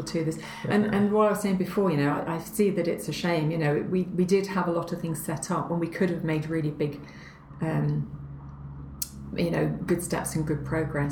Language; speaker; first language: English; native; English